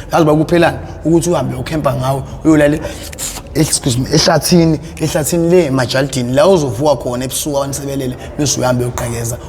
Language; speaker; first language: Zulu; native; Zulu